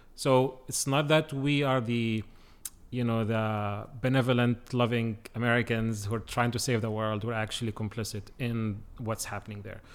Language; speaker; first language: English; non-native, fluent; Arabic